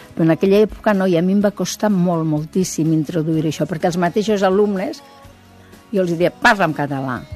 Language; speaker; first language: Catalan; native; Catalan